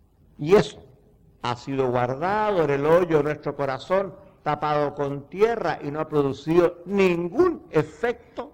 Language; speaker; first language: Spanish; native; Spanish